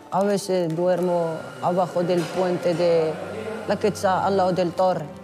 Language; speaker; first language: Spanish; non-native, fluent; Arabic